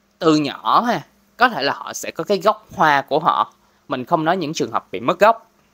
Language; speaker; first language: Vietnamese; non-native, local second language; Cantonese